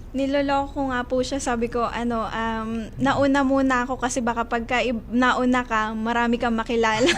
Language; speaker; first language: Filipino; native; Filipino